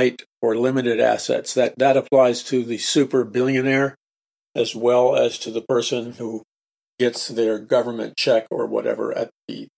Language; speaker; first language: English; native; English